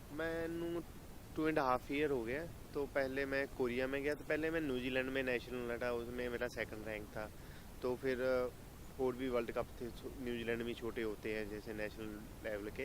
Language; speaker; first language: Hindi; non-native, local second language; Punjabi